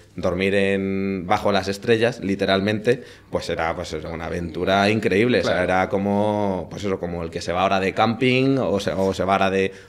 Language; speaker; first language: Spanish; native; Spanish